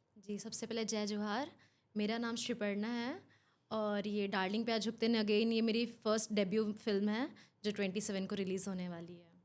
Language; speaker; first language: Hindi; non-native, local second language; Bangla